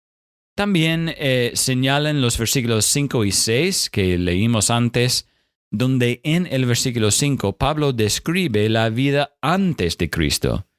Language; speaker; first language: Spanish; non-native, fluent; English